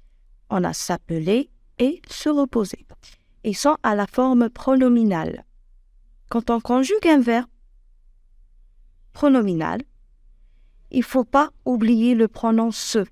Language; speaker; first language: French; non-native, local second language; Arabic